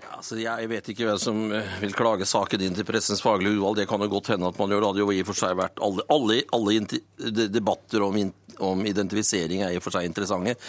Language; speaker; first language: Norwegian; native; Norwegian